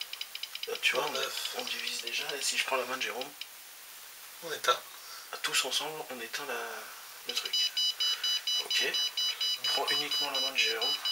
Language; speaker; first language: French; native; French